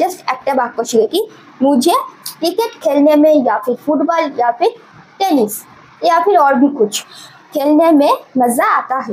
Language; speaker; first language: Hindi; non-native, local second language; Bangla